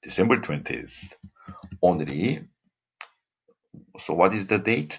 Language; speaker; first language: English; non-native, fluent; Korean